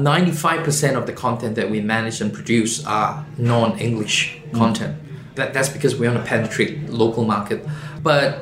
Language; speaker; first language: English; non-native, local second language; Chinese